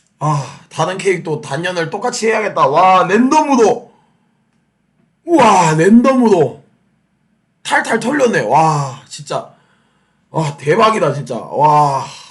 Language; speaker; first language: Korean; native; Korean